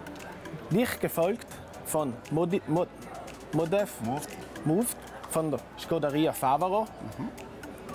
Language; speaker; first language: German; native; German